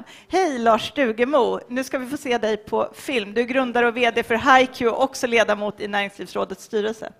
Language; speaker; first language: Swedish; native; Swedish